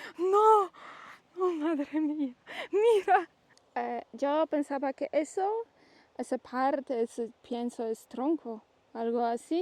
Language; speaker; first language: Spanish; non-native, learner; Polish